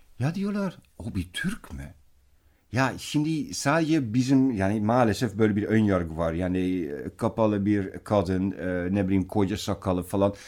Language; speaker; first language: Turkish; non-native, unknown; Dutch